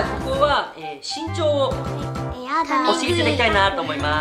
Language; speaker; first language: Japanese; native; Japanese